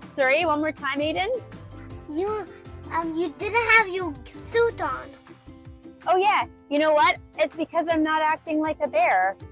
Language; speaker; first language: English; native; English